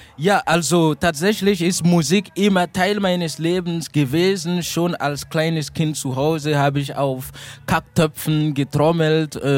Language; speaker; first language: German; non-native, fluent; Mossi